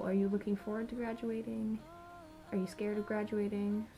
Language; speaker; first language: English; native; English